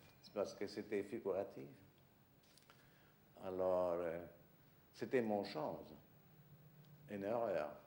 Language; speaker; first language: French; non-native, fluent; German